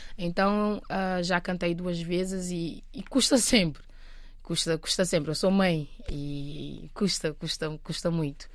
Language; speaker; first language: Portuguese; non-native, local second language; Kabuverdianu